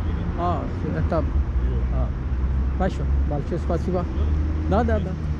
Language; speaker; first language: Russian; non-native, learner; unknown